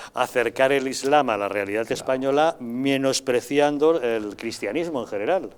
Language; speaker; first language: Spanish; native; Spanish